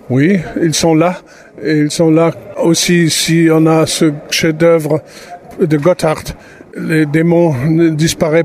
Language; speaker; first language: French; non-native, fluent; German